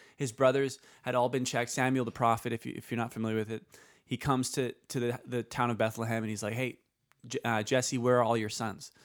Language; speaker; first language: English; early bilingual, other home language; Icelandic